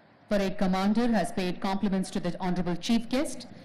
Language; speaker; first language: English; non-native, local second language; Telugu